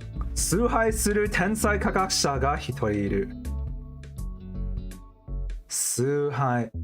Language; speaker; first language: Japanese; non-native, learner; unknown